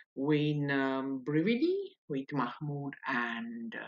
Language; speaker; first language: English; non-native, learner; Italian